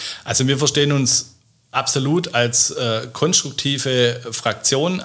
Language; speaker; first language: German; native; German